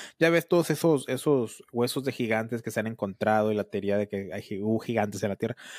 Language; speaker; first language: Spanish; early bilingual, heritage; Spanish